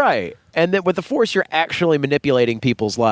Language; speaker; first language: English; native; English